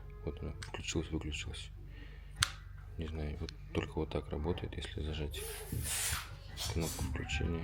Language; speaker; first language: Russian; native; Russian